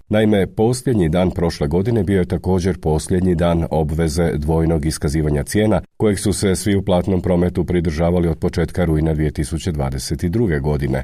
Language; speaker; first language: Croatian; native; Croatian